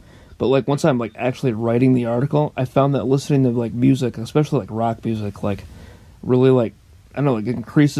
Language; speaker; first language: English; native; English